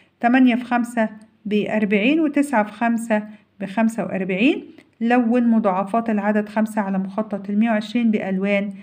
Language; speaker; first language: Arabic; native; Arabic